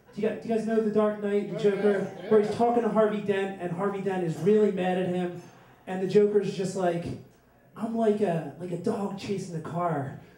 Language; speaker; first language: English; native; English